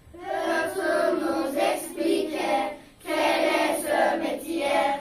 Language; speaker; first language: French; non-native, learner; Turkish